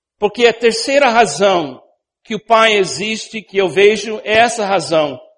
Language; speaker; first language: Portuguese; non-native, fluent; English